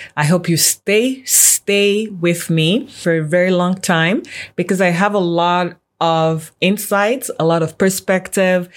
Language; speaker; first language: English; non-native, local second language; Yoruba